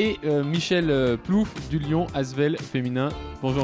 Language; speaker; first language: French; native; French